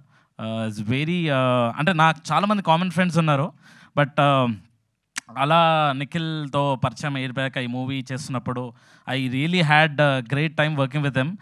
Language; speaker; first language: Telugu; native; Telugu